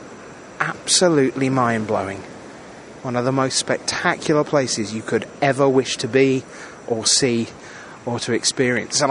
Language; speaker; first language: English; native; English